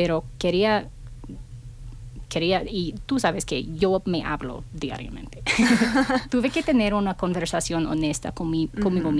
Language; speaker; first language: Spanish; non-native, fluent; English